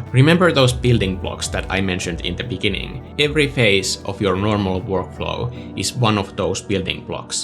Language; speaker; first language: English; non-native, fluent; Finnish